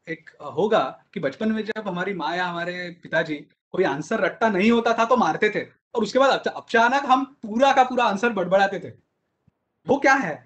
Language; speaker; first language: Hindi; non-native, local second language; Marathi